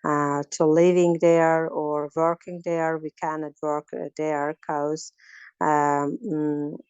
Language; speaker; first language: English; non-native, learner; Azerbaijani